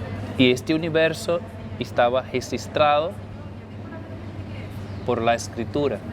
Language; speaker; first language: Spanish; non-native, fluent; Portuguese